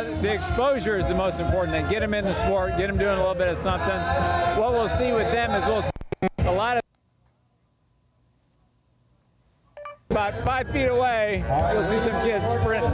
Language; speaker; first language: English; native; English